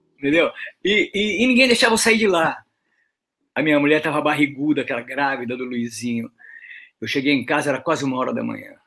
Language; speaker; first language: Portuguese; native; Portuguese